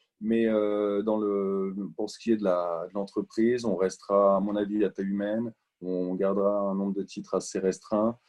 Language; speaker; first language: French; native; French